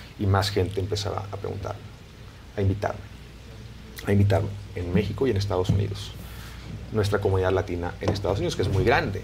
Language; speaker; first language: Spanish; native; Spanish